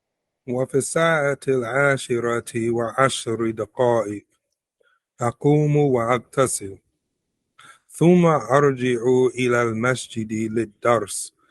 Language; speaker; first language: Arabic; non-native, learner; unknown